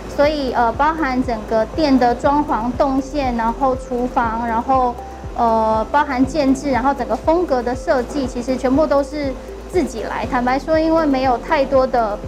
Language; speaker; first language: Chinese; native; Chinese